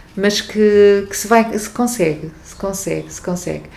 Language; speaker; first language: Portuguese; non-native, local second language; Kabuverdianu